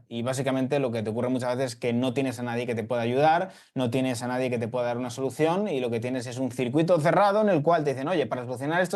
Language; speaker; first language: Spanish; native; Spanish